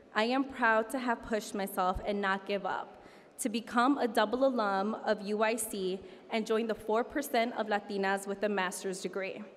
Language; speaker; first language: English; early bilingual, other home language; Spanish